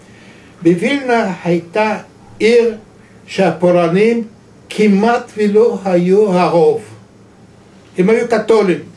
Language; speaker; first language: Hebrew; non-native, fluent; Yiddish